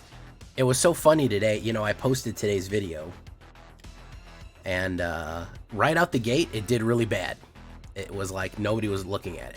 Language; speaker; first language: English; native; English